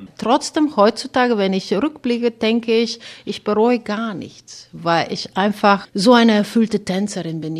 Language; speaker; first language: German; non-native, fluent; Bulgarian